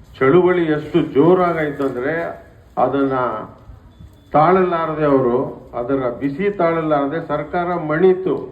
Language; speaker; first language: Kannada; non-native, local second language; Urdu